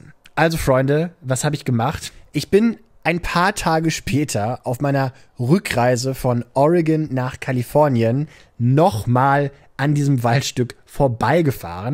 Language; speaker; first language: German; native; German